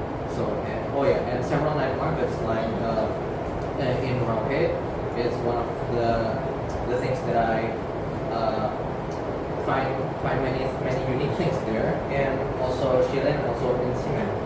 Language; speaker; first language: English; non-native, learner; Indonesian